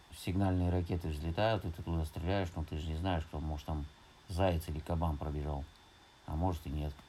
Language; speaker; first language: Russian; native; Russian